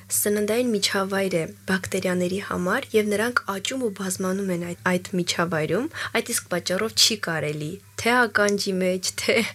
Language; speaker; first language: Armenian; native; Armenian